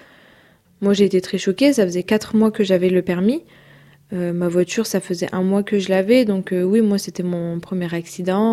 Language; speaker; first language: French; native; French